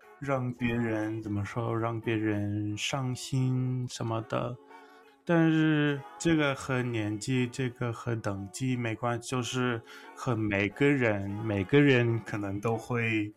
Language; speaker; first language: Chinese; non-native, learner; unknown